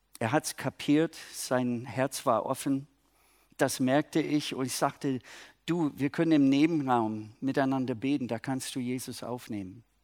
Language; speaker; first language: German; non-native, fluent; English